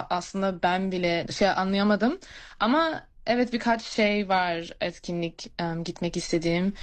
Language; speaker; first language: Turkish; early bilingual, heritage; Turkish